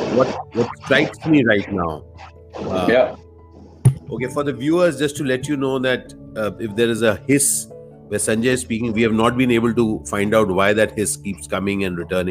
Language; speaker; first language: English; non-native, local second language; Hindi